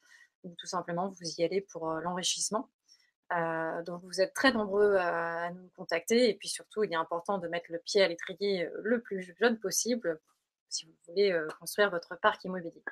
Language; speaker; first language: French; native; French